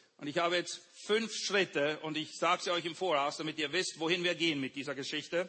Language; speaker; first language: German; native; German